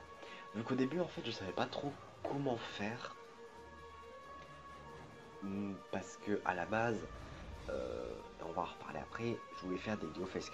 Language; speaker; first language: French; native; French